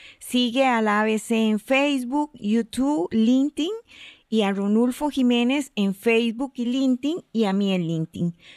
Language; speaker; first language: Spanish; native; Spanish